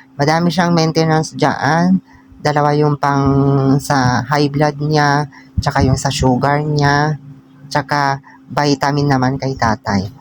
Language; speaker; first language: Filipino; non-native, local second language; Iloko